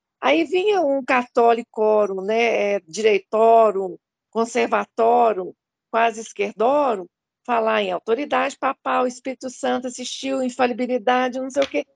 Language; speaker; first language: Portuguese; native; Portuguese